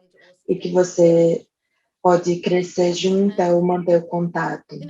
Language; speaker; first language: Portuguese; non-native, fluent; English